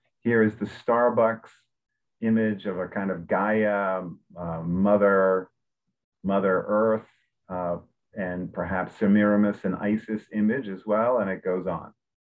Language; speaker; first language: English; native; English